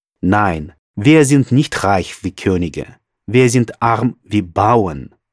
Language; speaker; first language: German; non-native, learner; Russian